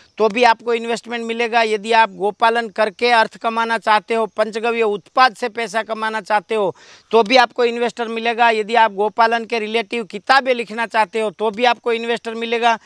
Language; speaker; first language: Hindi; non-native, local second language; Gujarati